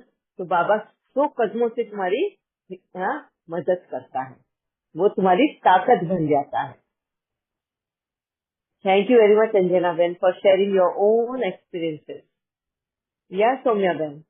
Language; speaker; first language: Hindi; native; Hindi